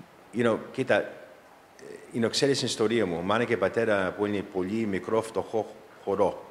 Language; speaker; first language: Greek; early bilingual, heritage; Greek